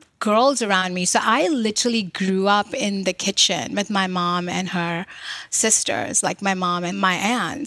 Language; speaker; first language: English; non-native, local second language; Malayalam